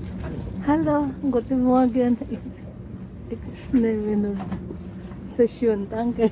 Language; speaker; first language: German; non-native, learner; Filipino